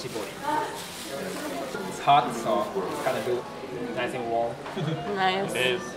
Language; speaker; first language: English; non-native, learner; Japanese